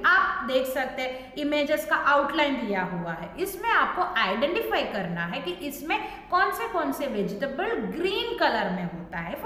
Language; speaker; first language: Hindi; native; Hindi